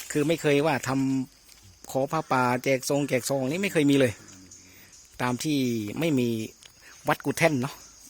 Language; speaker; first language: Thai; native; Thai